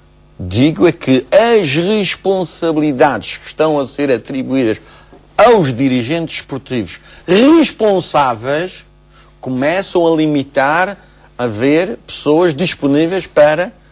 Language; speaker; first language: Portuguese; native; Portuguese